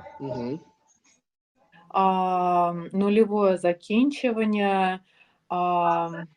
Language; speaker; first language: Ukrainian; non-native, learner; Russian